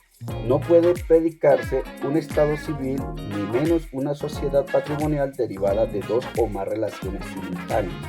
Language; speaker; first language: Spanish; native; Spanish